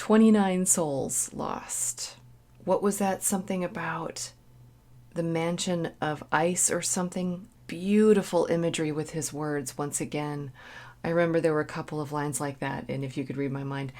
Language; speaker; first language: English; native; English